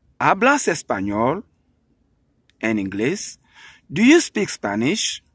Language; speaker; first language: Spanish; non-native, learner; French